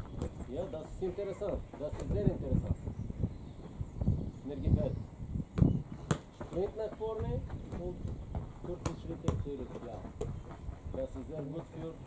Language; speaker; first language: German; non-native, learner; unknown